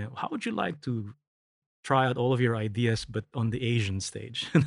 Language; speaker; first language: English; non-native, local second language; Filipino